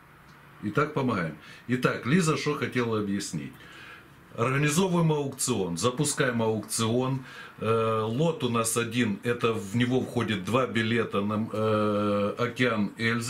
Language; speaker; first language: Russian; native; Russian